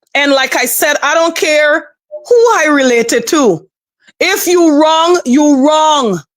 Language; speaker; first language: English; native; English